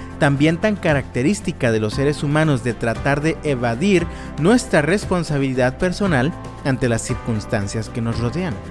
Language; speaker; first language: Spanish; native; Spanish